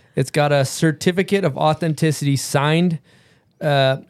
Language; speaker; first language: English; native; English